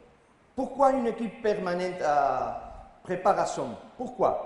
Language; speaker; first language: French; non-native, learner; Spanish